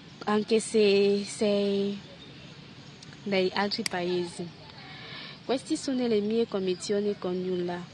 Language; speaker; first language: Italian; non-native, learner; French